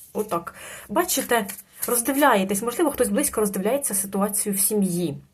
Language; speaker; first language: Ukrainian; non-native, local second language; Russian